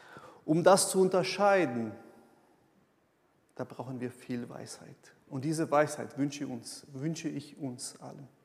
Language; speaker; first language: German; non-native, fluent; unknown